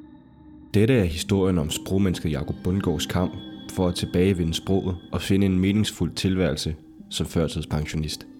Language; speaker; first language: Danish; native; Danish